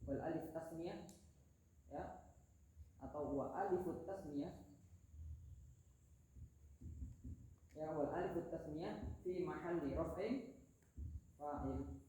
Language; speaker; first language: Arabic; non-native, fluent; Indonesian